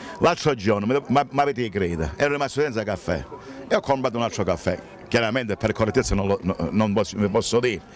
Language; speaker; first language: Italian; native; Italian